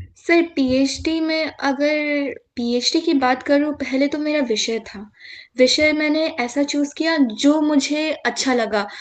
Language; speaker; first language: Hindi; non-native, local second language; Assamese